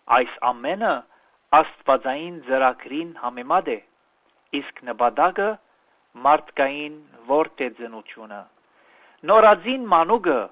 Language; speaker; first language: Armenian; early bilingual, heritage; Armenian